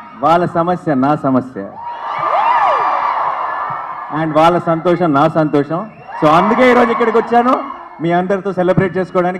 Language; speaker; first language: Telugu; native; Telugu